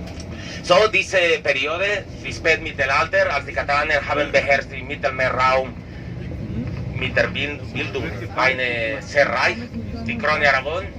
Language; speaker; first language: German; non-native, learner; Catalan